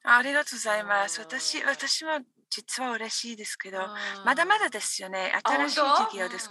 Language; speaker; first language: Japanese; non-native, learner; English